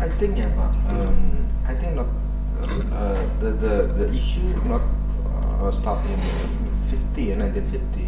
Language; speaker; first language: English; non-native, learner; Indonesian